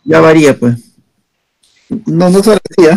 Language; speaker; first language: Spanish; native; Spanish